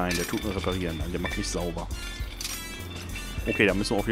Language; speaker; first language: German; native; German